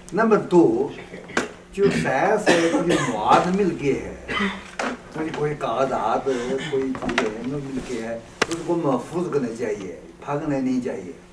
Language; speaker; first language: Urdu; non-native, fluent; Chinese